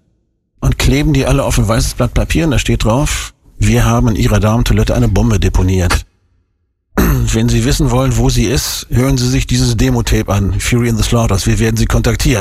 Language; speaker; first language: German; native; German